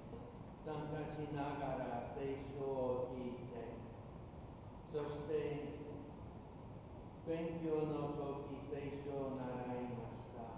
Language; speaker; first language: Japanese; non-native, fluent; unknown